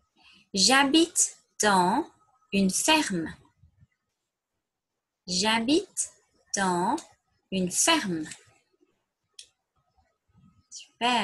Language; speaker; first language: French; non-native, fluent; English